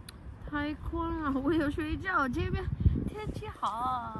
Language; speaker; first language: Chinese; non-native, learner; Filipino